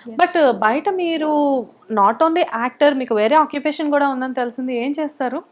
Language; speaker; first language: Telugu; native; Telugu